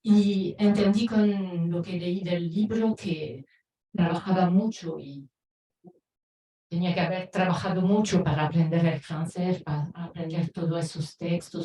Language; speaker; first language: Spanish; non-native, fluent; French